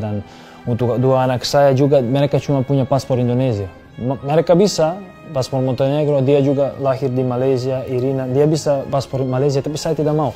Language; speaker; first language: Indonesian; non-native, fluent; Serbian